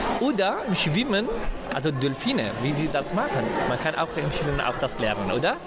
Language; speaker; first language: German; non-native, fluent; Arabic